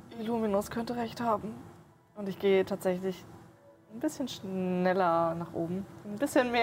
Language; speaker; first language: German; native; German